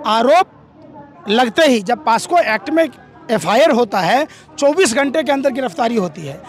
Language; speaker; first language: Hindi; native; Hindi